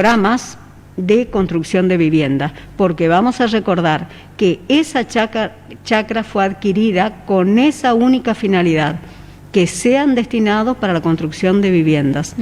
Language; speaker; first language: Spanish; native; Spanish